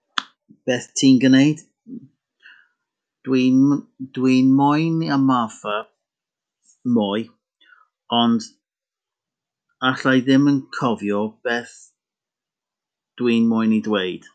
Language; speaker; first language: Welsh; non-native, learner; English